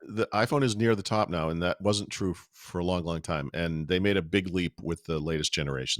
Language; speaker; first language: English; native; English